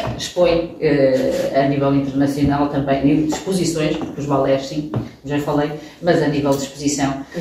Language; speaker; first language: Portuguese; native; Portuguese